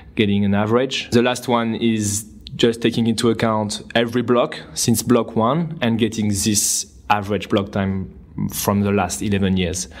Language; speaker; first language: English; non-native, fluent; French